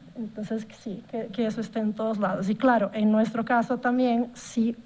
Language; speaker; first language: Spanish; non-native, fluent; Portuguese